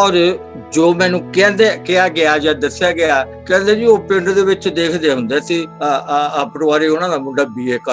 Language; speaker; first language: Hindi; non-native, local second language; Punjabi